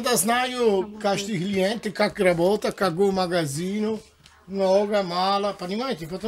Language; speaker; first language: Russian; non-native, learner; Italian